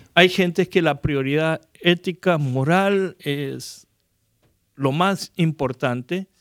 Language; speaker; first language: Spanish; non-native, fluent; Korean